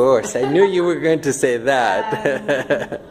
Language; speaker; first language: English; non-native, fluent; Spanish